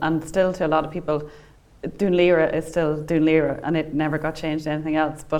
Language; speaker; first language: English; native; English